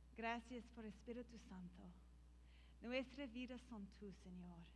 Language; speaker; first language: Spanish; non-native, learner; English